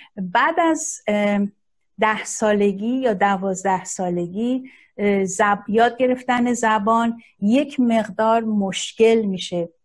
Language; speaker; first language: Persian; non-native, local second language; Azerbaijani